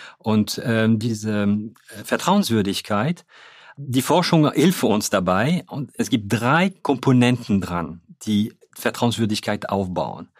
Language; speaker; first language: German; non-native, fluent; French